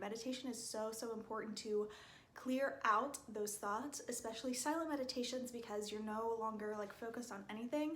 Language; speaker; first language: English; native; English